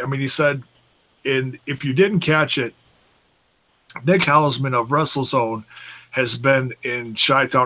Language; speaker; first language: English; native; English